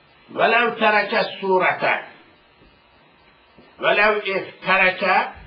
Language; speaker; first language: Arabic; non-native, fluent; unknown